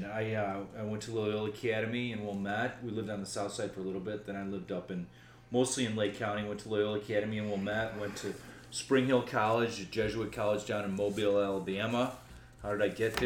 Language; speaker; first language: English; native; English